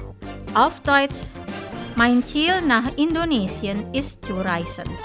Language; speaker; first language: German; non-native, fluent; Indonesian